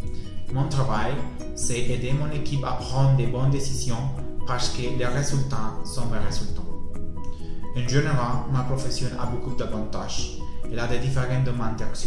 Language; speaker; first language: French; non-native, learner; Spanish